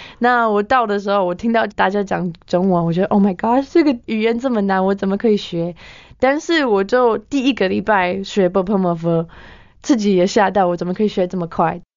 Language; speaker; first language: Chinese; non-native, fluent; English